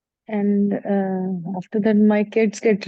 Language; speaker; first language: English; non-native, learner; Hindi